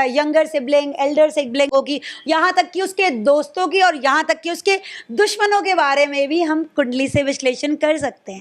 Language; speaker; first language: Hindi; non-native, local second language; Punjabi